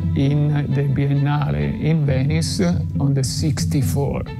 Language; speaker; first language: English; non-native, fluent; Italian